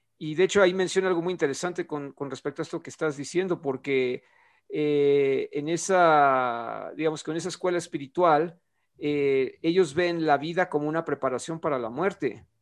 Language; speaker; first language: Spanish; native; Spanish